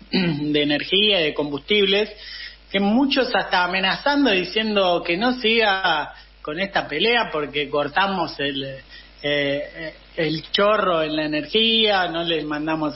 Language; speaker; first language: Spanish; native; Spanish